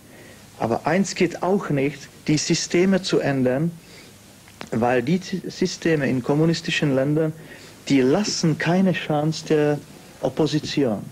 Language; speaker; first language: German; non-native, fluent; Czech